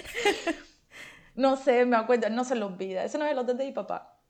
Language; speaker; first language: Spanish; native; Spanish